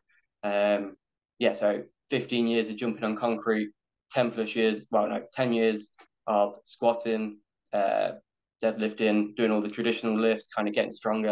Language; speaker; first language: English; native; English